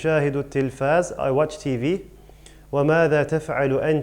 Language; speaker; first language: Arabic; non-native, fluent; English